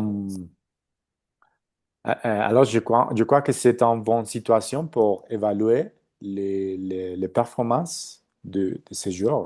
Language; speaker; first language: French; non-native, learner; Spanish